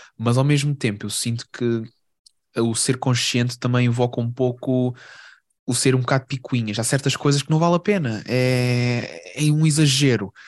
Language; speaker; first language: Portuguese; native; Portuguese